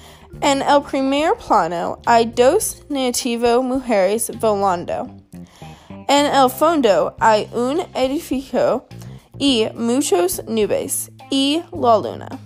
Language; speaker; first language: Spanish; non-native, learner; English